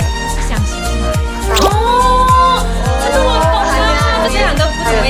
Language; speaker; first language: Chinese; native; Chinese